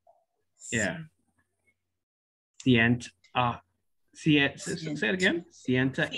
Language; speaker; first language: Spanish; non-native, learner; English